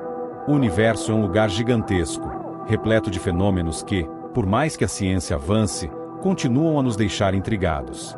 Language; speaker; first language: Portuguese; native; Portuguese